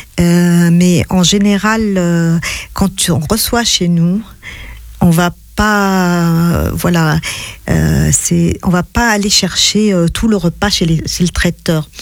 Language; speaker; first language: French; non-native, local second language; Arabic